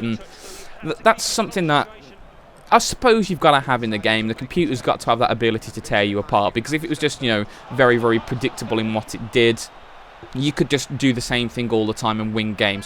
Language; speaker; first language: English; native; English